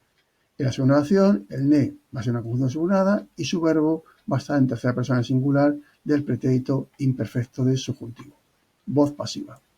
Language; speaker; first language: Spanish; native; Spanish